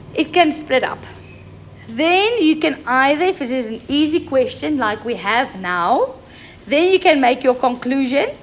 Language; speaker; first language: English; non-native, local second language; Afrikaans